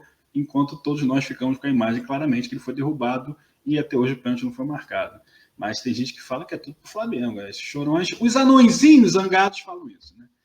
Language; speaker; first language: Portuguese; native; Portuguese